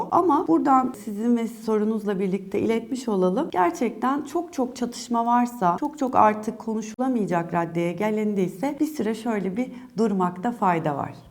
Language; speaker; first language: Turkish; native; Turkish